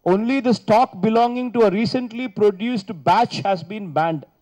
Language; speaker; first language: English; non-native, local second language; Telugu